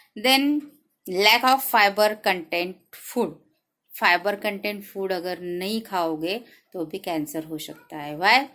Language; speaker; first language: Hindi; non-native, local second language; Marathi